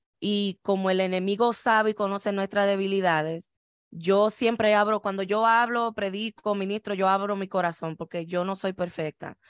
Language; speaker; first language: Spanish; native; Spanish